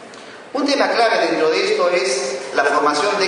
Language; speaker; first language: Spanish; native; Spanish